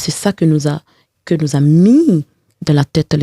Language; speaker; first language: French; non-native, local second language; Haitian Creole